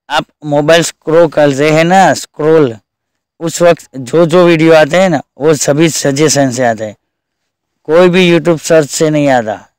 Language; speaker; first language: Hindi; non-native, local second language; Gujarati